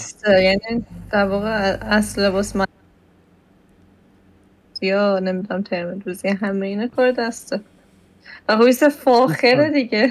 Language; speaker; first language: Persian; native; Persian